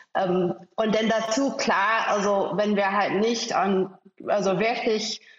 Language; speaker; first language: German; non-native, fluent; English